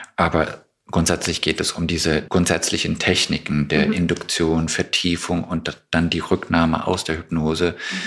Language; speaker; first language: German; non-native, fluent; English